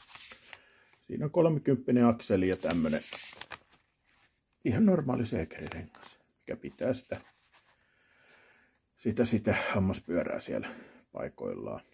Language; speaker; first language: Finnish; native; Finnish